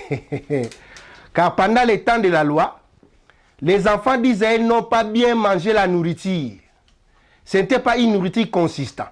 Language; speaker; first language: French; non-native, local second language; Lingala